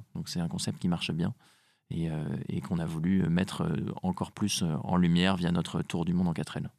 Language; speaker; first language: French; native; French